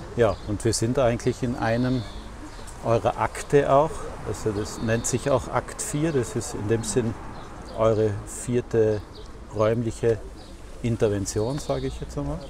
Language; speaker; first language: German; native; German